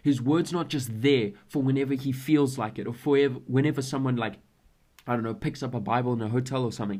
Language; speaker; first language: English; native; English